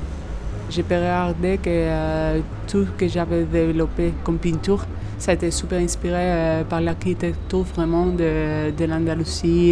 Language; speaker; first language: French; non-native, fluent; Spanish